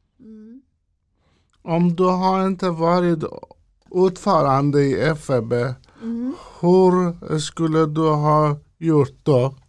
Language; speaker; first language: Swedish; non-native, local second language; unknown